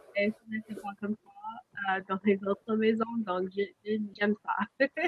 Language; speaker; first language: French; non-native, learner; English